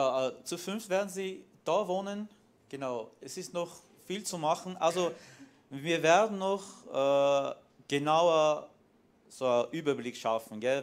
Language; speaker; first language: German; non-native, fluent; Armenian